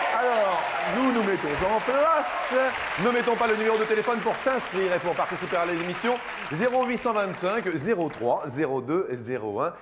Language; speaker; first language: French; native; French